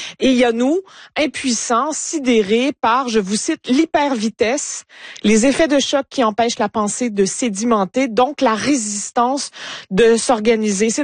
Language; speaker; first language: French; native; French